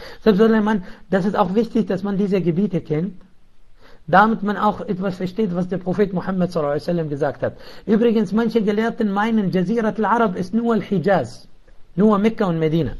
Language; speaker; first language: German; non-native, local second language; Arabic